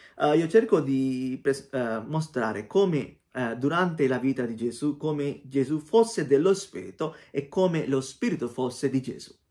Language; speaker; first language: Italian; non-native, fluent; Sinhala